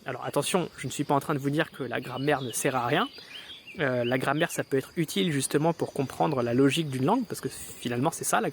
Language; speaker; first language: French; native; French